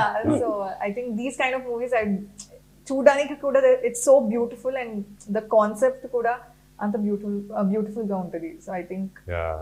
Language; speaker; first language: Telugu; non-native, local second language; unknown